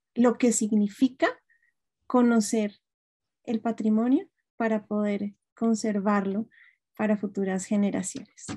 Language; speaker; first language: Spanish; native; Spanish